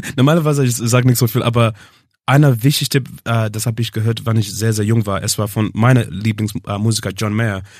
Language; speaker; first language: German; non-native, learner; English